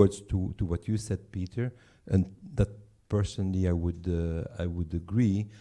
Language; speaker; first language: English; non-native, fluent; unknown